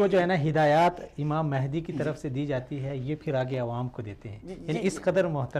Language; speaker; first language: Urdu; native; Urdu